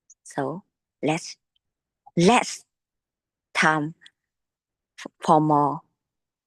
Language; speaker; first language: English; non-native, learner; Vietnamese